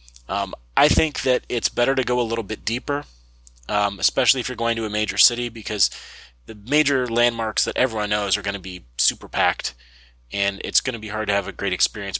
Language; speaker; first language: English; native; English